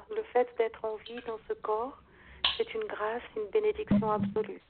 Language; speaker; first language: French; non-native, fluent; Portuguese